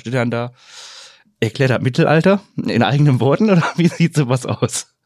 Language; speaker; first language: German; native; German